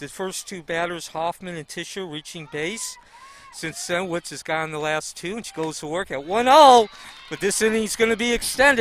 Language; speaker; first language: English; native; English